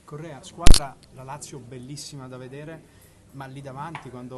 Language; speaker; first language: Italian; native; Italian